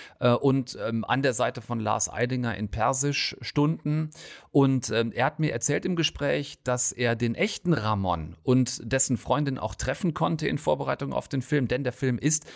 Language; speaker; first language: German; native; German